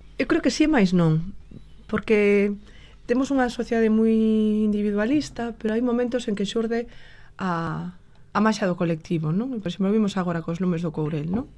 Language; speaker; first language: Galician; native; Galician